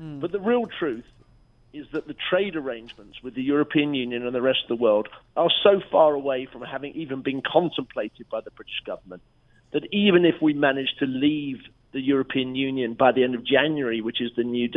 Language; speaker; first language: English; native; English